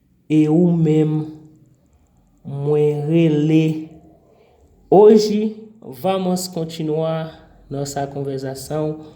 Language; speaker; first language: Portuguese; non-native, fluent; Haitian Creole